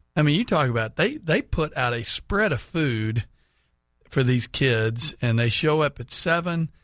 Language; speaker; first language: English; native; English